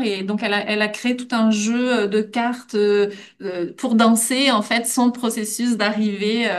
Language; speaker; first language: French; native; French